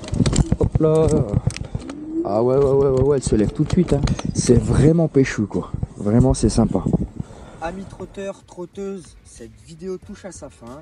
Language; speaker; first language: French; native; French